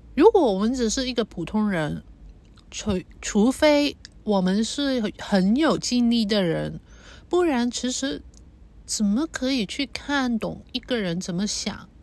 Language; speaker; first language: Chinese; non-native, local second language; Cantonese